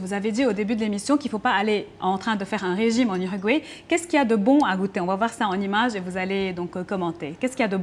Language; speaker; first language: French; non-native, local second language; Arabic